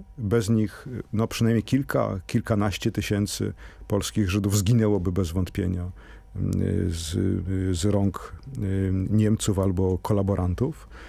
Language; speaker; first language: Polish; native; Polish